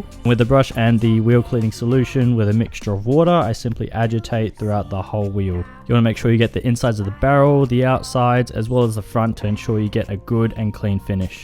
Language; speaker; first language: English; native; English